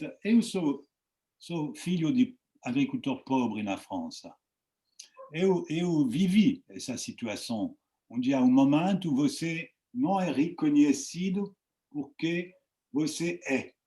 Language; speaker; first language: Portuguese; non-native, fluent; French